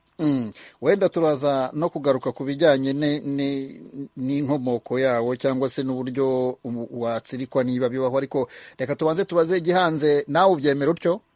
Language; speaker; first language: Kinyarwanda; native; Kinyarwanda